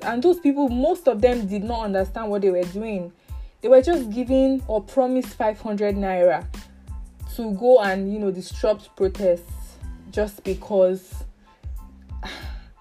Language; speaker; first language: English; non-native, local second language; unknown